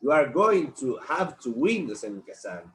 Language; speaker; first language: English; non-native, learner; Spanish